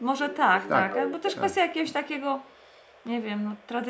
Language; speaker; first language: Polish; native; Polish